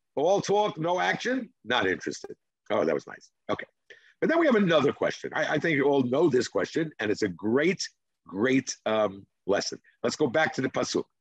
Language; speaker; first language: English; non-native, fluent; Hebrew